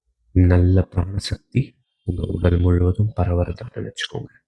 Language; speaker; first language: Tamil; native; Tamil